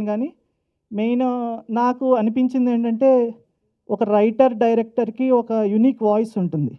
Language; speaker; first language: Telugu; native; Telugu